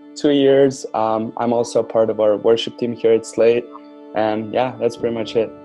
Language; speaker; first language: English; non-native, fluent; Serbian